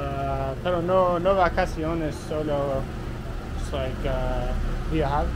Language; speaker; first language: Spanish; non-native, learner; English